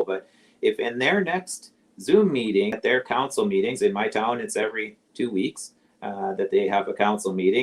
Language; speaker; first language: English; native; English